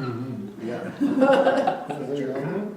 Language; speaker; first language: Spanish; non-native, learner; English